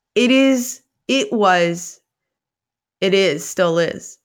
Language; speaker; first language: English; native; English